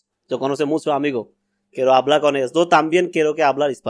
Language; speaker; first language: Spanish; non-native, learner; Bangla